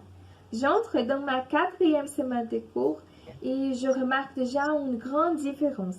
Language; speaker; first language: French; non-native, learner; Portuguese